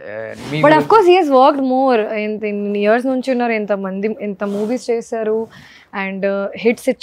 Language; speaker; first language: Telugu; non-native, fluent; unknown